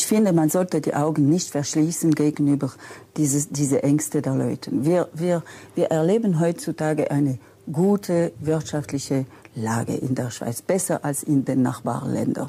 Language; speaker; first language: German; non-native, local second language; French